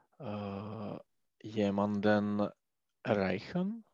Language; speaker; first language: German; non-native, learner; Czech